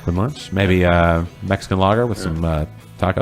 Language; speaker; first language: English; native; English